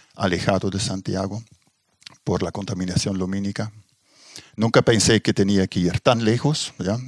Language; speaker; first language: Spanish; non-native, fluent; Dutch